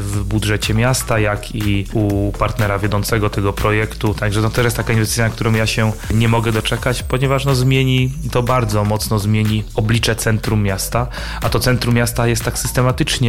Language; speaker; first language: Polish; native; Polish